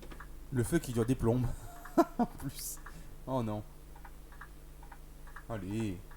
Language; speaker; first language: French; native; French